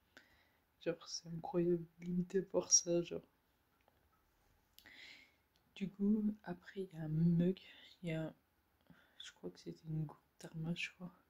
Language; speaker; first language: French; native; French